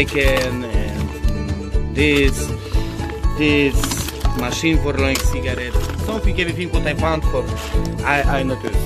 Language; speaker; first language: English; non-native, learner; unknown